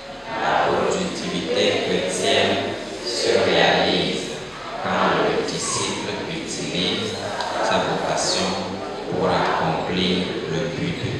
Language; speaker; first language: French; non-native, local second language; Ewe